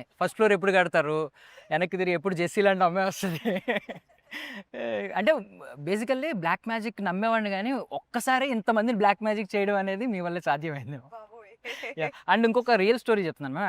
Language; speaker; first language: Telugu; native; Telugu